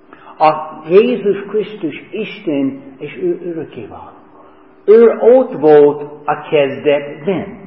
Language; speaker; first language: Hungarian; non-native, fluent; English